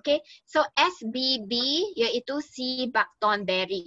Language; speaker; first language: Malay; non-native, local second language; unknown